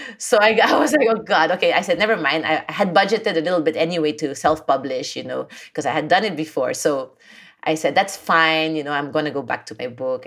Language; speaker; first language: English; non-native, local second language; French